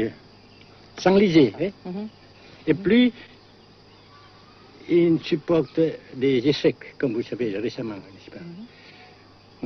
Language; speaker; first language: French; non-native, local second language; Vietnamese